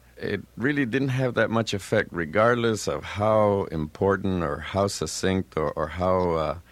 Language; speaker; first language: English; early bilingual, other home language; Spanish